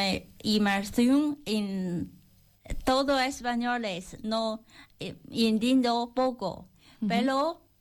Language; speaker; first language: Spanish; non-native, learner; Chinese